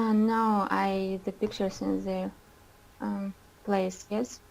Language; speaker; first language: English; non-native, learner; Russian